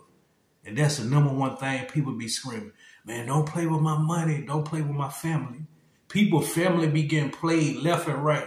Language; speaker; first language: English; native; English